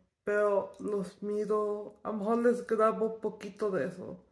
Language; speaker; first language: Spanish; early bilingual, heritage; Spanish